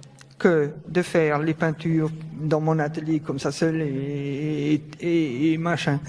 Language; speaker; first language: French; non-native, fluent; German